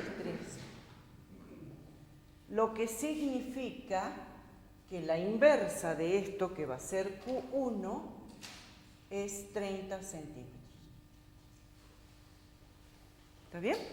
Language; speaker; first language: Spanish; native; Spanish